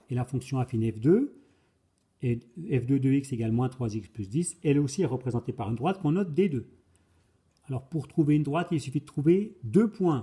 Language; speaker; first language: French; native; French